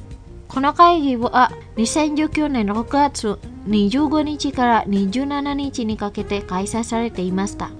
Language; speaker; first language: Japanese; non-native, fluent; Indonesian